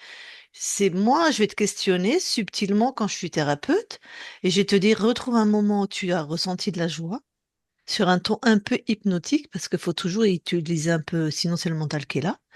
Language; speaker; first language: French; native; French